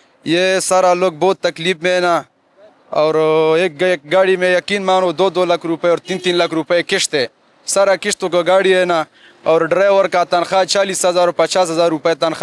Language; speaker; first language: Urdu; non-native, local second language; Pashto